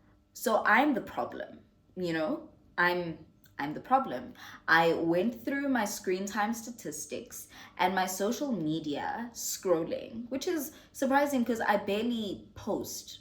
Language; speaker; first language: English; non-native, local second language; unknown